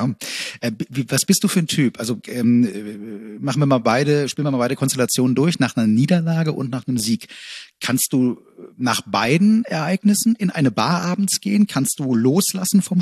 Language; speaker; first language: German; native; German